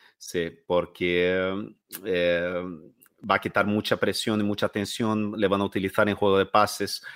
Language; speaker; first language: Spanish; non-native, fluent; Portuguese